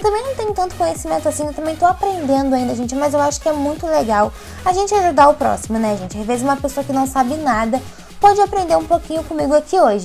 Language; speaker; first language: Portuguese; native; Portuguese